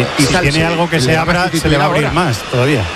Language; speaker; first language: Spanish; native; Spanish